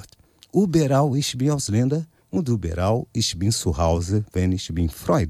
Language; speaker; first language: German; non-native, fluent; Portuguese